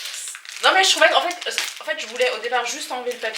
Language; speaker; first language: French; native; French